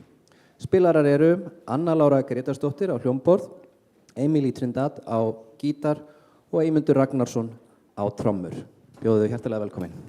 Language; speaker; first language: Icelandic; native; Icelandic